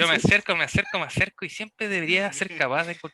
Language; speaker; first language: Spanish; native; Spanish